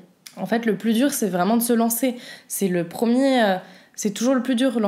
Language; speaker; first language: French; native; French